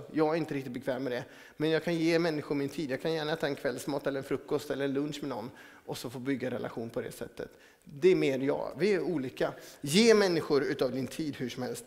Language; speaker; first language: Swedish; native; Swedish